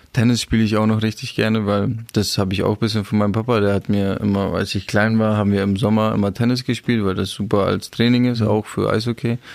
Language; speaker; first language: German; non-native, fluent; Czech